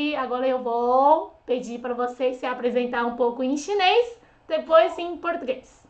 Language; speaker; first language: Portuguese; non-native, fluent; Chinese